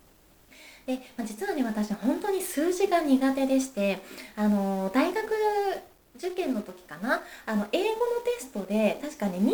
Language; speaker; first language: Japanese; native; Japanese